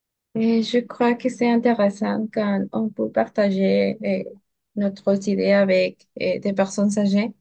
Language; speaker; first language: French; non-native, learner; Spanish